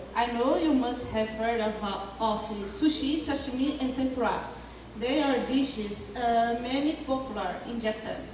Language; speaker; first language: English; non-native, learner; Portuguese